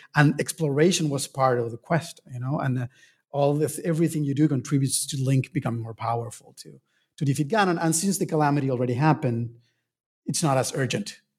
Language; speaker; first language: English; non-native, fluent; Spanish